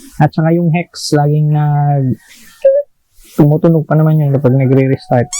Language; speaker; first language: Filipino; non-native, local second language; Cebuano